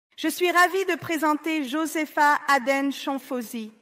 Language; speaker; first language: French; non-native, fluent; Spanish